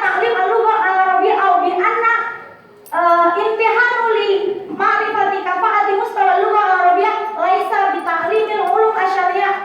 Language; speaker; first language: Arabic; non-native, learner; Indonesian